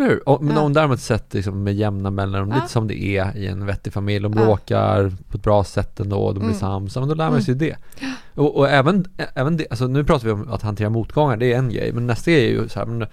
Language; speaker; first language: Swedish; native; Swedish